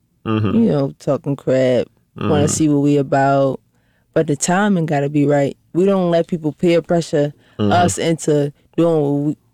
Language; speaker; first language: English; native; English